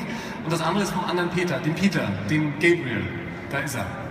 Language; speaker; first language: German; native; German